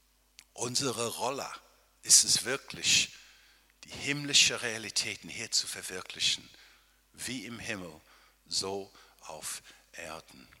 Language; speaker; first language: German; non-native, fluent; English